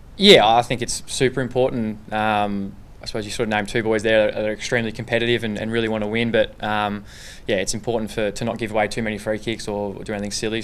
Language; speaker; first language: English; native; English